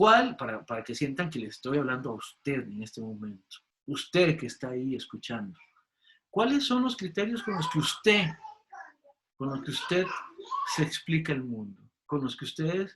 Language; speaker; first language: Spanish; native; Spanish